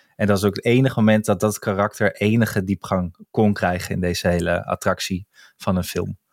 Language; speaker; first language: Dutch; native; Dutch